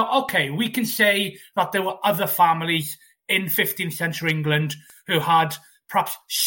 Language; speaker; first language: English; native; English